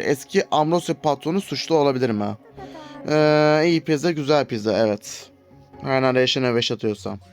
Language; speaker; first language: Turkish; native; Turkish